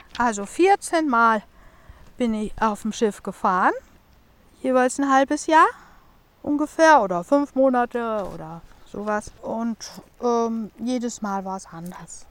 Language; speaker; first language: German; native; German